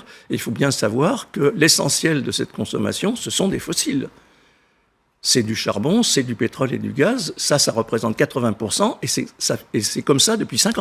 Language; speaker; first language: French; native; French